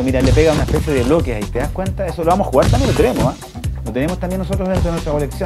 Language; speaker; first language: Spanish; native; Spanish